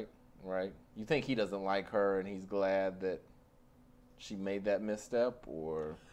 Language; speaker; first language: English; native; English